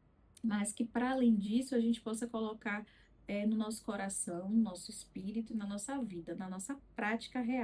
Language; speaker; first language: Portuguese; native; Portuguese